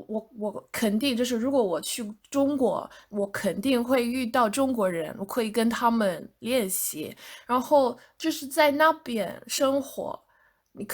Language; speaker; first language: Chinese; non-native, fluent; English